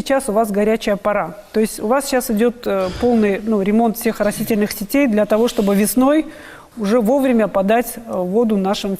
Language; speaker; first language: Russian; native; Russian